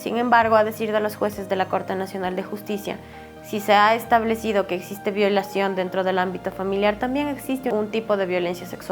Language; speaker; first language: Spanish; native; Spanish